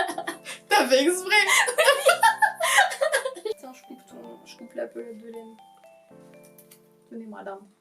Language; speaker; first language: French; native; French